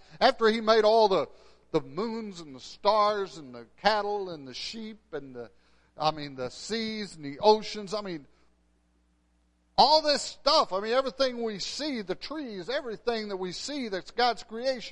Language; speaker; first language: English; native; English